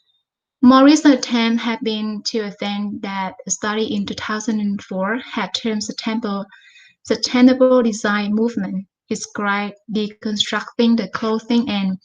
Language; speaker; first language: English; non-native, fluent; Vietnamese